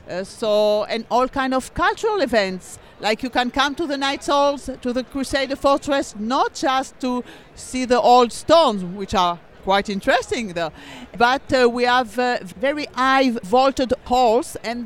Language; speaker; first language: English; non-native, fluent; French